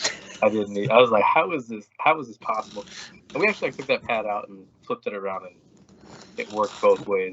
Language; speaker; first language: English; native; English